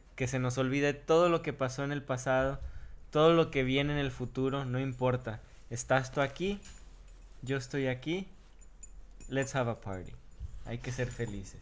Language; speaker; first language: Spanish; native; Spanish